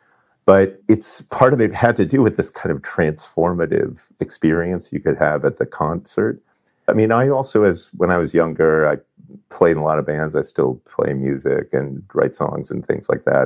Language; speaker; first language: English; native; English